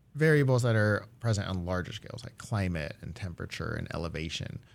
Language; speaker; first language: English; early bilingual, other home language; Japanese